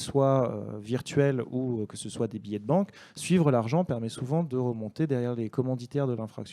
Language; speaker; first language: French; native; French